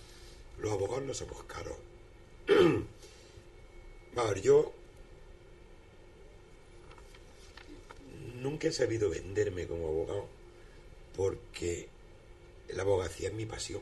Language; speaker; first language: Spanish; native; Spanish